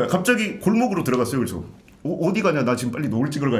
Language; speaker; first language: Korean; native; Korean